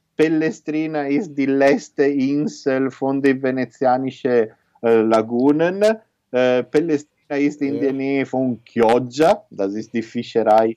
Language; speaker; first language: German; non-native, learner; Italian